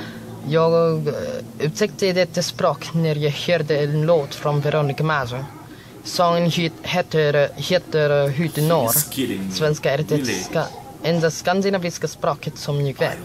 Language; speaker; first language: Swedish; non-native, learner; Filipino